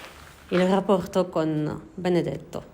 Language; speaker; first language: Italian; non-native, learner; French